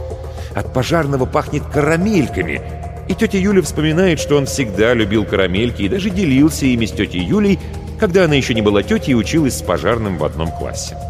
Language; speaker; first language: Russian; native; Russian